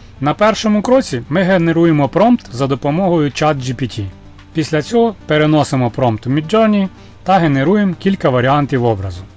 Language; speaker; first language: Ukrainian; native; Ukrainian